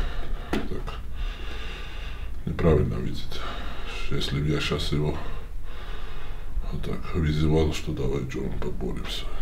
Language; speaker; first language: Russian; non-native, fluent; Georgian